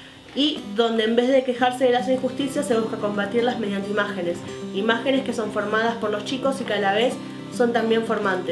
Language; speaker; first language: Spanish; native; Spanish